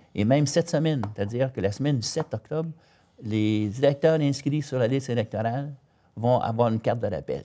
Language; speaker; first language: French; native; French